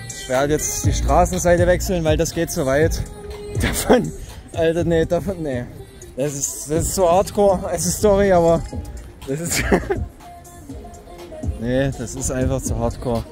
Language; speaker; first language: German; native; German